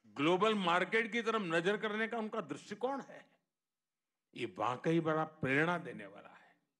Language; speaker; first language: Hindi; non-native, local second language; Gujarati